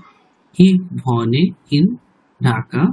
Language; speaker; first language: German; non-native, learner; Bangla